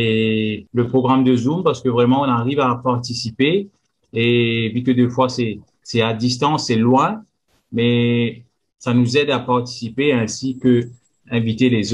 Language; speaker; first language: French; non-native, local second language; Morisyen